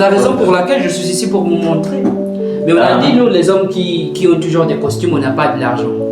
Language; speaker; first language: French; non-native, learner; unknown